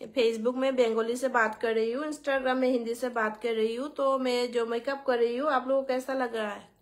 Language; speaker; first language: Hindi; non-native, local second language; Bangla